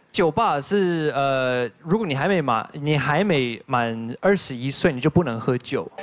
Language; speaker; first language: Chinese; non-native, fluent; English